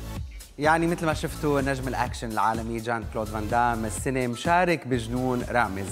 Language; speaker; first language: Arabic; native; Arabic